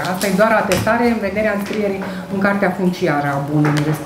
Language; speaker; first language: Romanian; native; Romanian